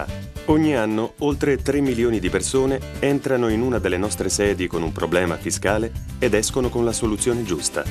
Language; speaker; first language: Italian; native; Italian